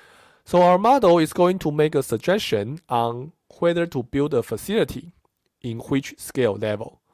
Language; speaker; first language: English; non-native, fluent; Chinese